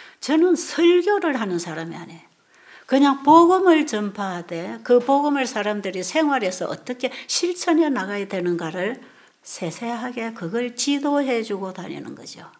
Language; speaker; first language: Korean; native; Korean